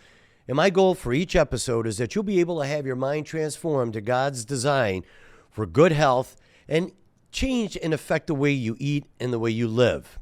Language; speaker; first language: English; native; English